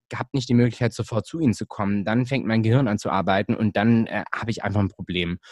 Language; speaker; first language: German; native; German